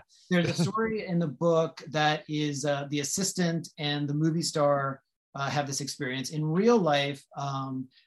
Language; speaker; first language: English; native; English